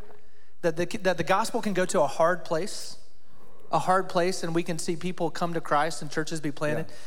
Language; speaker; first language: English; native; English